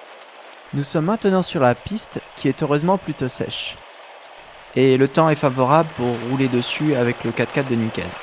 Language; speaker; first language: French; native; French